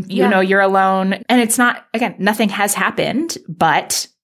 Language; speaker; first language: English; native; English